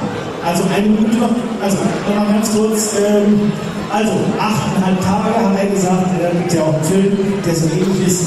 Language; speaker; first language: German; native; German